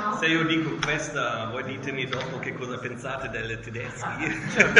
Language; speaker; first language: Italian; non-native, learner; German